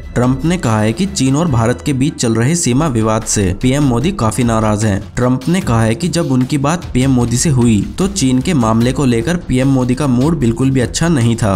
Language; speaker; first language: Hindi; native; Hindi